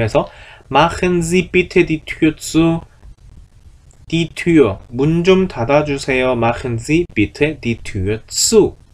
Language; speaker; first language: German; non-native, fluent; Korean